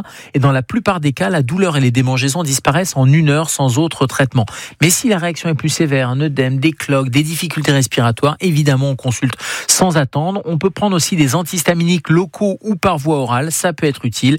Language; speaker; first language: French; native; French